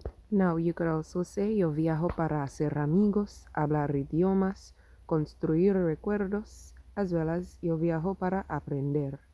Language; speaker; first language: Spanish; non-native, fluent; English